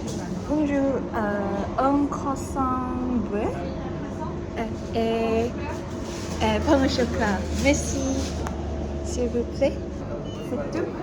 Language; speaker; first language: French; non-native, learner; Korean